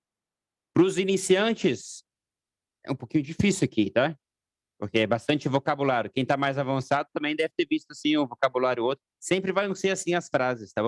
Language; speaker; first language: Portuguese; non-native, fluent; German